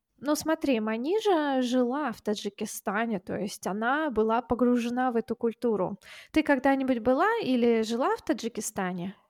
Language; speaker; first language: Russian; native; Russian